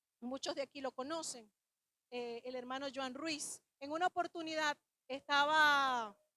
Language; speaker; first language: Spanish; native; Spanish